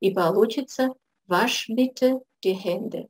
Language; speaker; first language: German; non-native, fluent; Russian